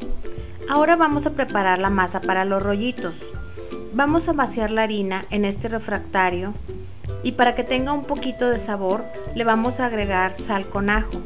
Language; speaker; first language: Spanish; native; Spanish